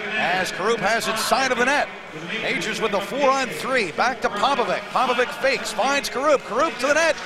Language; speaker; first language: English; native; English